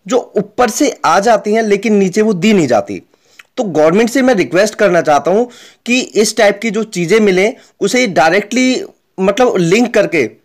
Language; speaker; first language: Hindi; native; Hindi